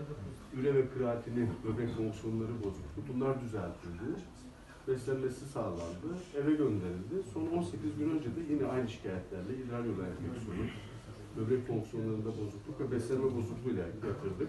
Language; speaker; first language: Turkish; native; Turkish